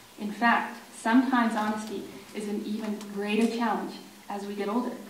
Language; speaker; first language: English; native; English